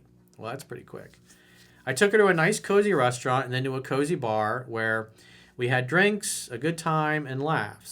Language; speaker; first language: English; native; English